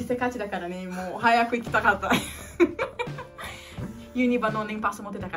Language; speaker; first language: Japanese; non-native, learner; Portuguese